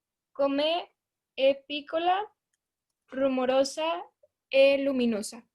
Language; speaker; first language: Italian; non-native, learner; Spanish